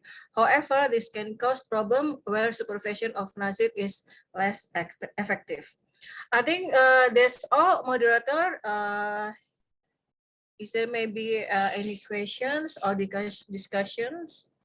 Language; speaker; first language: English; non-native, fluent; Indonesian